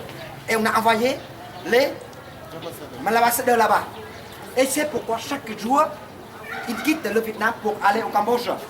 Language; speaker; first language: French; non-native, fluent; Vietnamese